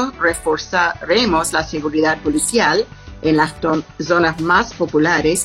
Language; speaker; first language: Spanish; non-native, fluent; English